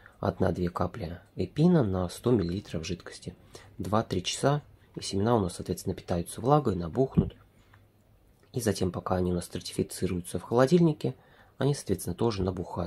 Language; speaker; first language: Russian; native; Russian